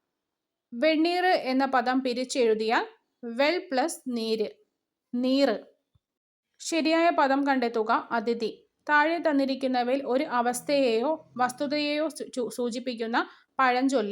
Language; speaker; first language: Malayalam; native; Malayalam